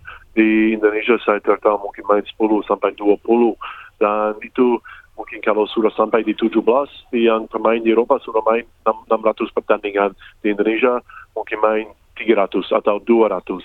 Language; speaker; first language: Indonesian; early bilingual, heritage; English